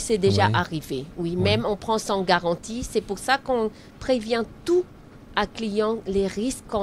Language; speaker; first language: French; non-native, learner; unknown